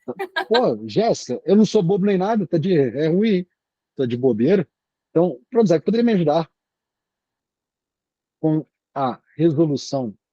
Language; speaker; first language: Portuguese; native; Portuguese